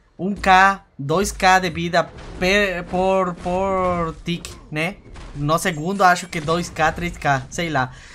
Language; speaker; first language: Portuguese; non-native, fluent; Spanish